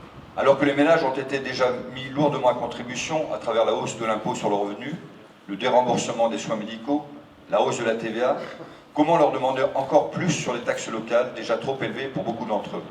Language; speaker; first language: French; native; French